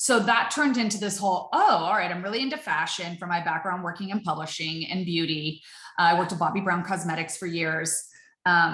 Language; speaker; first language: English; native; English